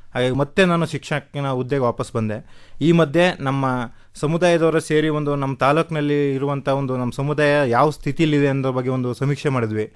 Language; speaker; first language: Kannada; native; Kannada